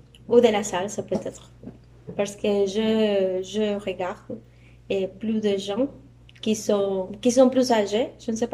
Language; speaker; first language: French; non-native, learner; Spanish